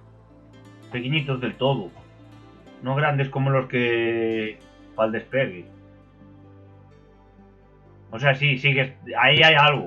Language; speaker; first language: Spanish; native; Spanish